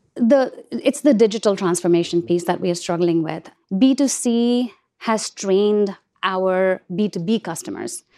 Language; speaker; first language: English; non-native, local second language; Hindi